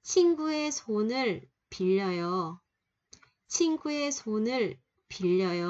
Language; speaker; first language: Korean; non-native, fluent; Vietnamese